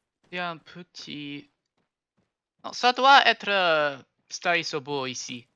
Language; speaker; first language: French; non-native, learner; English